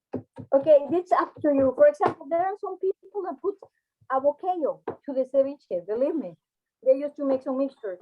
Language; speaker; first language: English; non-native, fluent; Spanish